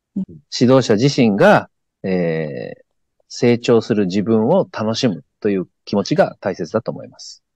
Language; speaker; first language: Japanese; native; Japanese